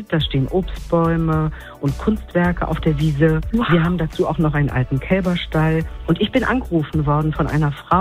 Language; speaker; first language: German; native; German